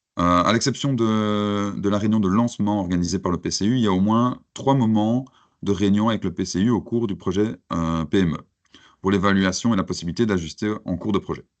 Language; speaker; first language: French; native; French